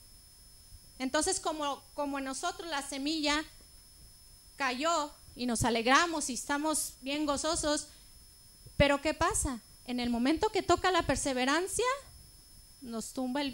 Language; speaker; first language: Spanish; native; Spanish